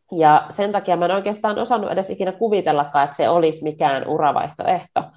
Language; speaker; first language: Finnish; native; Finnish